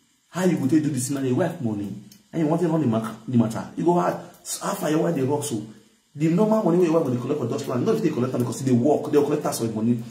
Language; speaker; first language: English; non-native, local second language; Bini